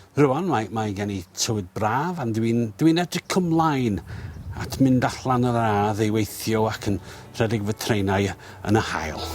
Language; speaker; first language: Welsh; non-native, learner; English